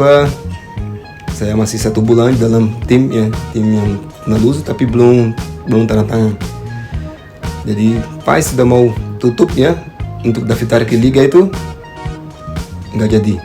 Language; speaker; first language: Indonesian; non-native, fluent; Portuguese